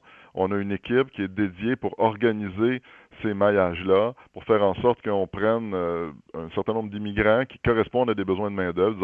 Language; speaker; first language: French; native; French